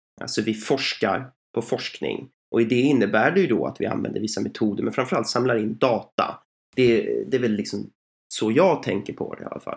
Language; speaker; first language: Swedish; native; Swedish